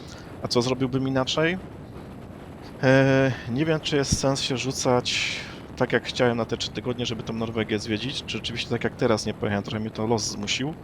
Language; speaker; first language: Polish; native; Polish